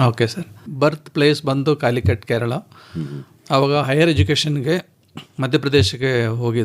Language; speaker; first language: Kannada; non-native, local second language; Malayalam